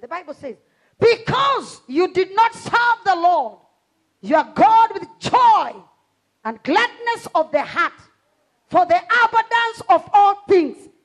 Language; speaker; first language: English; non-native, local second language; Swahili